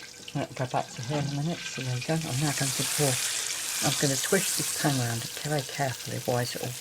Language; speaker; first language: English; native; English